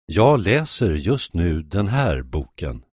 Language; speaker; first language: Swedish; non-native, fluent; Persian